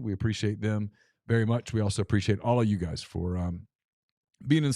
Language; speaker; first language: English; native; English